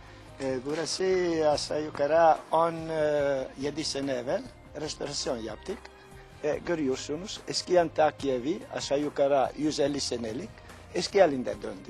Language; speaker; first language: Turkish; non-native, learner; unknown